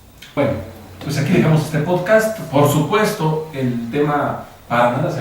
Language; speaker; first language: Spanish; native; Spanish